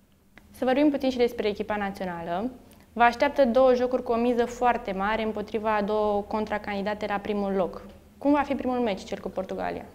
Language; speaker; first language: Romanian; native; Romanian